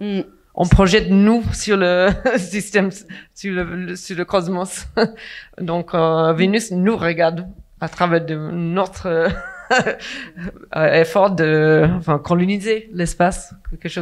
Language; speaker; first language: French; non-native, fluent; English